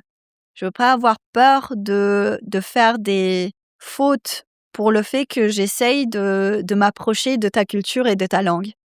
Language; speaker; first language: French; non-native, fluent; Serbian